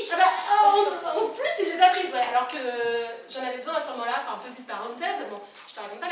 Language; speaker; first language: French; native; French